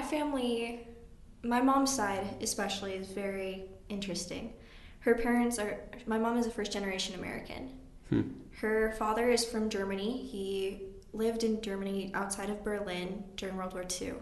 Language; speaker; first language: English; native; English